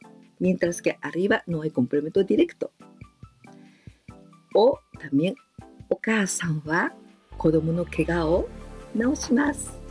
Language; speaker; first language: Spanish; non-native, fluent; Japanese